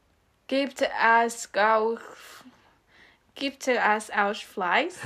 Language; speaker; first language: German; non-native, learner; English